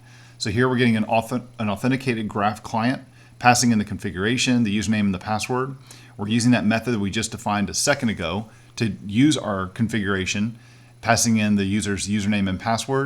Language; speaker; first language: English; native; English